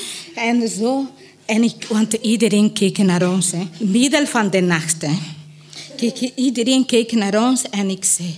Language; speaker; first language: Dutch; non-native, learner; Spanish